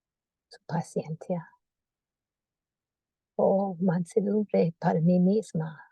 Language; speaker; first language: Spanish; non-native, fluent; English